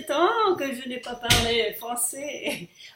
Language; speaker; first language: French; non-native, fluent; English